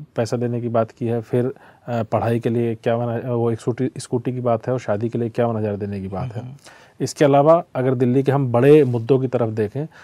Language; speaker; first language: Hindi; native; Hindi